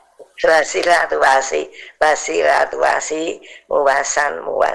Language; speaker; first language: Arabic; non-native, learner; Indonesian